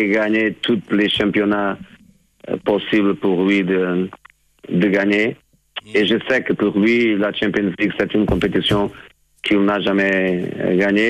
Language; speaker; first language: French; non-native, fluent; Portuguese